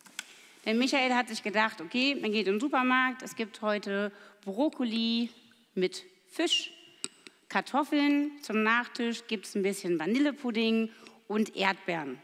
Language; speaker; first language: German; native; German